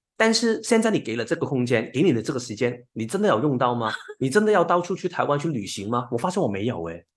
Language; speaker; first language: Chinese; non-native, local second language; Cantonese